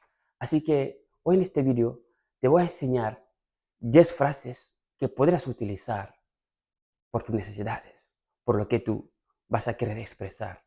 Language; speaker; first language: Spanish; non-native, fluent; Fula